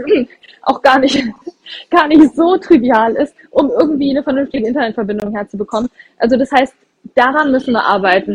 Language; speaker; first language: German; native; German